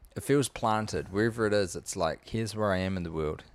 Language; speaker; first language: English; native; English